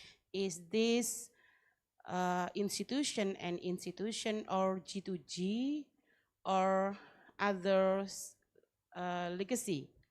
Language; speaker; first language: English; non-native, learner; Indonesian